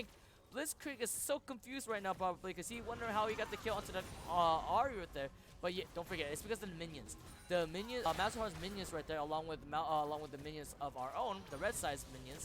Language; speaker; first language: English; native; English